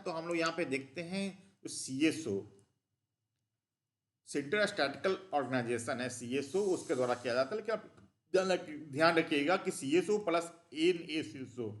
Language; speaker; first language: Hindi; native; Hindi